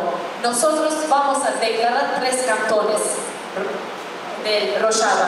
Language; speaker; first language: Spanish; non-native, fluent; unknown